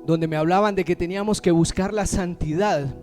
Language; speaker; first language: Spanish; native; Spanish